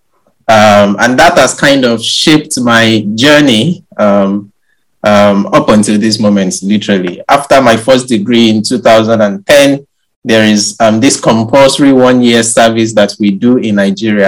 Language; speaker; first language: English; non-native, local second language; Yoruba